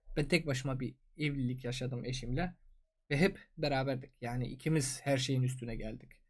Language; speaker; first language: Turkish; non-native, fluent; Persian